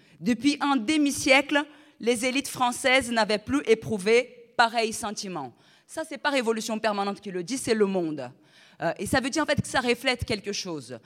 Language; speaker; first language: French; non-native, fluent; Portuguese